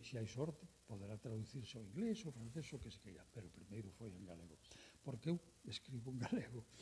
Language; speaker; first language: Galician; native; Galician